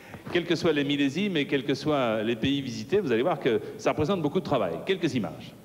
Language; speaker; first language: French; native; French